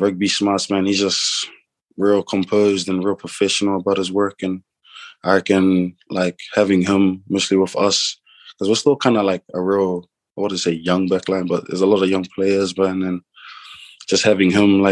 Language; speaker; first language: English; non-native, local second language; Samoan